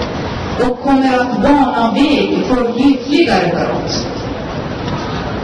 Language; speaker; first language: Swedish; non-native, fluent; Persian